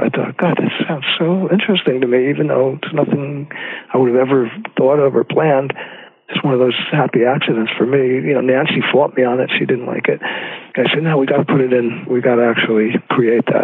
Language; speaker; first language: English; native; English